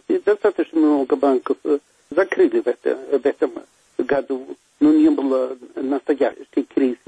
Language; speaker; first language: Russian; non-native, fluent; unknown